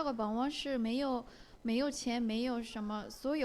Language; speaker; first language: Chinese; non-native, learner; Korean